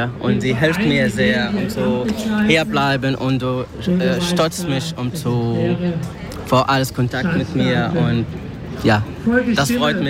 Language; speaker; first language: German; non-native, learner; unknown